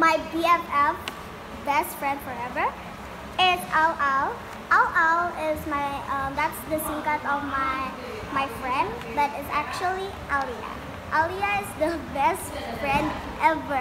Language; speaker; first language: English; early bilingual, other home language; Indonesian